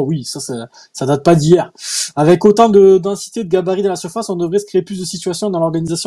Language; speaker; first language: French; native; French